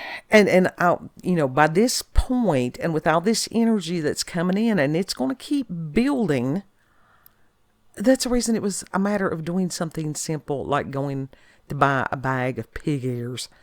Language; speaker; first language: English; native; English